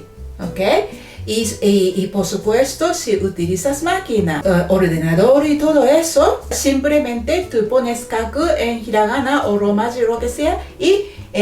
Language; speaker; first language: Spanish; non-native, fluent; Japanese